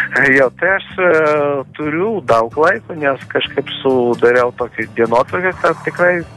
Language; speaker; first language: Lithuanian; early bilingual, heritage; Kazakh